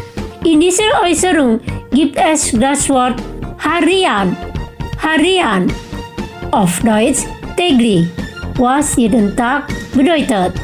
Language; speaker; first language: German; non-native, fluent; Indonesian